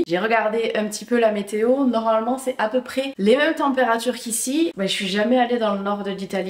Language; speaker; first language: French; native; French